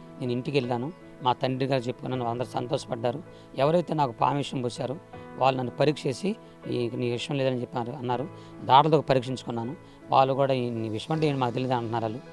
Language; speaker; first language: Telugu; non-native, local second language; Koya